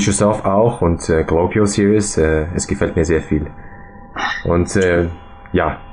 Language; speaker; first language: German; non-native, fluent; Russian